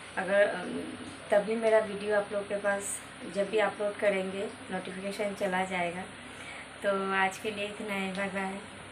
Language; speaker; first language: Hindi; non-native, local second language; Bangla